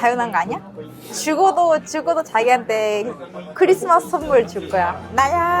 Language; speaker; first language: Korean; non-native, learner; Japanese